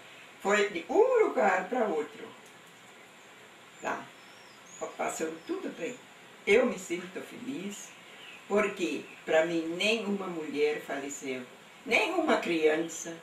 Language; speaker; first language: Portuguese; non-native, local second language; German